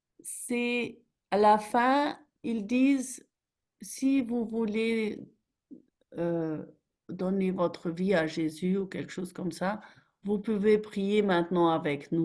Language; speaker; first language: French; non-native, fluent; German